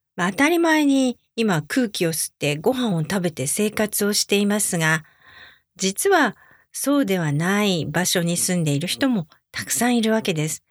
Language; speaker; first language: Japanese; native; Japanese